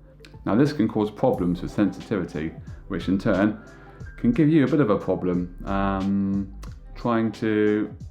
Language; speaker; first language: English; native; English